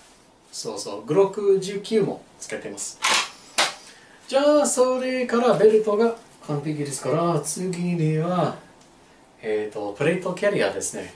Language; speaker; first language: Japanese; non-native, learner; English